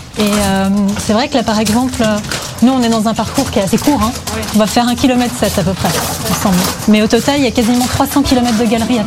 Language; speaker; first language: French; native; French